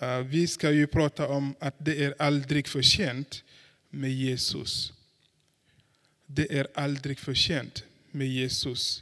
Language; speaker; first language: Swedish; non-native, fluent; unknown